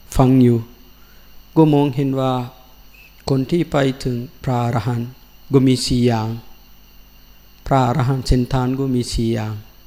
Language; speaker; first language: Thai; non-native, learner; Sinhala